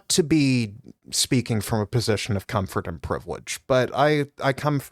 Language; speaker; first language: English; native; English